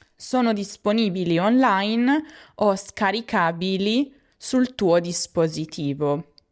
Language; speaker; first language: Italian; native; Italian